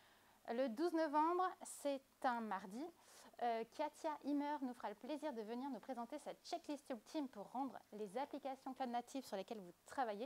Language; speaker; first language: French; native; French